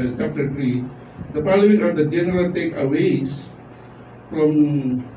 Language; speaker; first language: English; non-native, local second language; Filipino